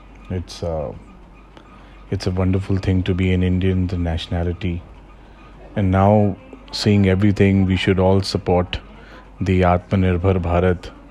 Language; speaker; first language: English; non-native, local second language; Punjabi